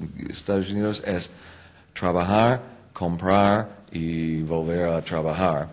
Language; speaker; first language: Spanish; non-native, fluent; English